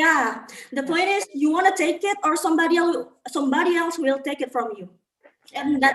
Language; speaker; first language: English; non-native, learner; Indonesian